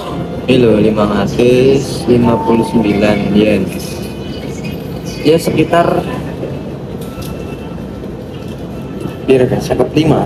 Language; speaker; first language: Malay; non-native, local second language; Javanese